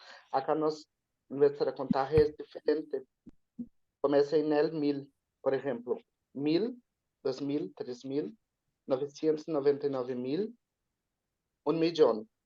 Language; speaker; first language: Spanish; non-native, learner; Portuguese